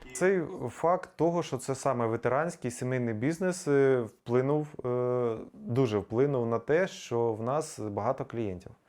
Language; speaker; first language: Ukrainian; native; Ukrainian